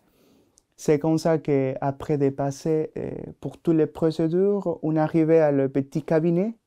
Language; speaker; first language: French; non-native, learner; Spanish